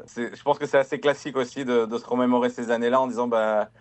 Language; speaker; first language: French; native; French